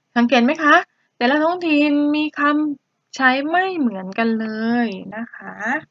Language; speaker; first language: Thai; native; Thai